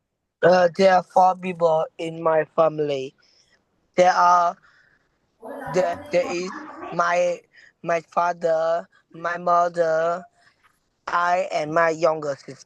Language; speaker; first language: English; non-native, learner; Vietnamese